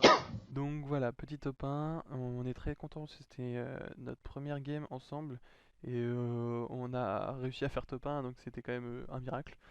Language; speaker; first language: French; native; French